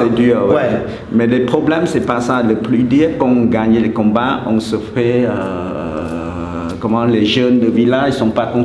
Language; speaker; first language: French; non-native, fluent; Khmer